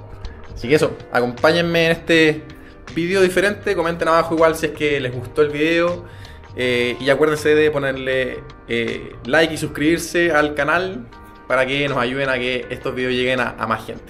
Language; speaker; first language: Spanish; native; Spanish